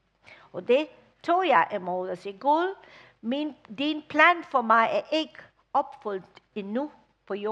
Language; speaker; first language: Danish; non-native, fluent; English